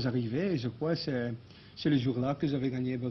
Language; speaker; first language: French; non-native, local second language; Dutch